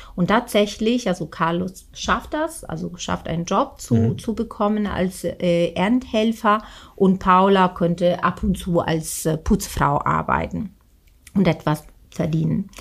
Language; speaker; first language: German; non-native, fluent; Italian